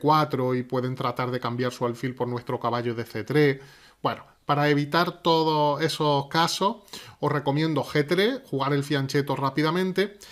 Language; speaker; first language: Spanish; native; Spanish